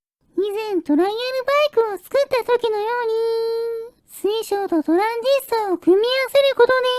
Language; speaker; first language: Japanese; native; Japanese